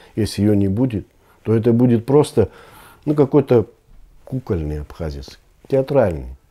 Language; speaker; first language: Russian; non-native, local second language; Abkhazian